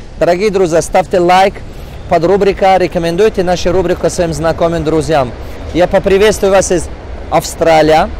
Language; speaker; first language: Russian; non-native, local second language; Tajik